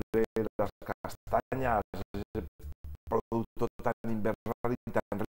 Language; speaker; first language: Spanish; native; Spanish